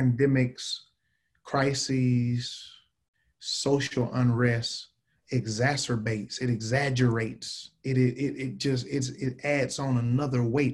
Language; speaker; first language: English; native; English